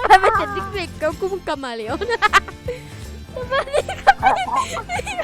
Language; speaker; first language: Spanish; native; Spanish